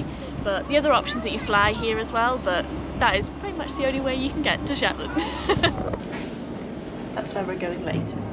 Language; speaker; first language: English; native; English